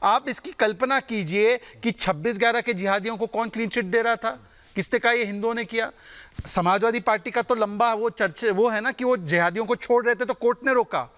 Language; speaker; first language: Hindi; native; Hindi